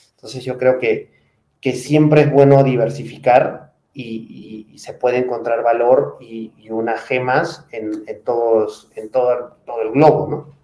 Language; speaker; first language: Spanish; native; Spanish